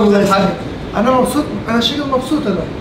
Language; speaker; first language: Arabic; non-native, learner; Turkish